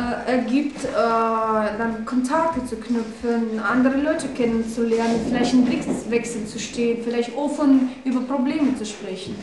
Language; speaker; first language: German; non-native, fluent; Russian